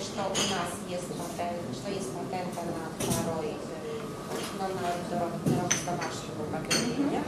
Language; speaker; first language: Greek; non-native, learner; Russian